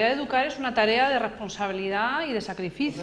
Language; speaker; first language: Spanish; native; Spanish